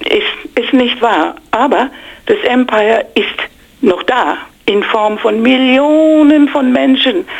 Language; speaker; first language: German; non-native, fluent; English